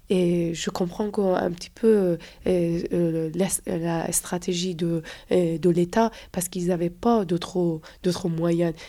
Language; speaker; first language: French; non-native, fluent; Persian